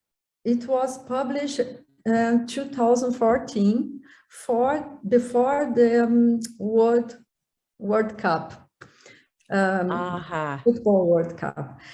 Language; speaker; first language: English; non-native, learner; Portuguese